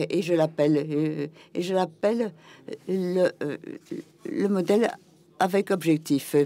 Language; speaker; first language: French; non-native, fluent; German